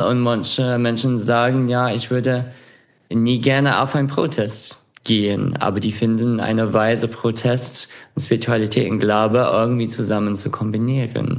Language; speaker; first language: German; non-native, fluent; English